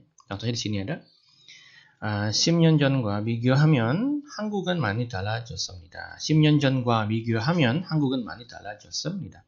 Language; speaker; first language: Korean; non-native, fluent; Indonesian